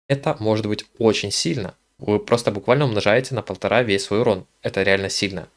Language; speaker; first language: Russian; native; Russian